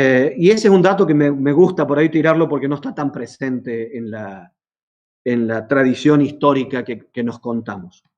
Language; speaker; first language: Spanish; native; Spanish